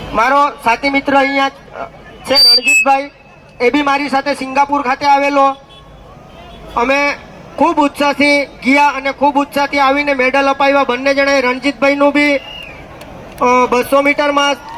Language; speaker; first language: Gujarati; non-native, local second language; Kukna